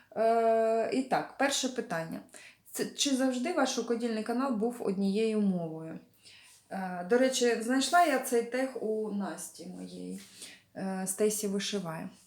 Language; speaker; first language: Ukrainian; non-native, local second language; Russian